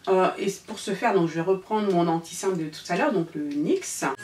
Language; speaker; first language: French; native; French